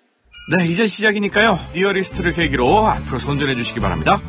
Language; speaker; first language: Korean; native; Korean